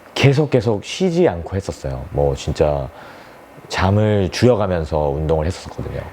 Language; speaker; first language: Korean; native; Korean